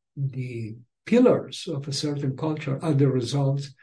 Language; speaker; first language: English; non-native, fluent; Spanish